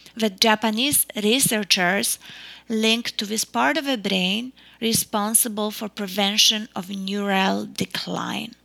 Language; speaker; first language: English; non-native, fluent; Polish